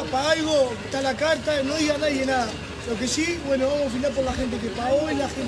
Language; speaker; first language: Spanish; native; Spanish